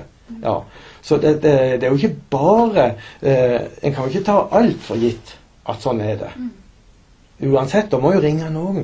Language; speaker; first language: Norwegian; native; Norwegian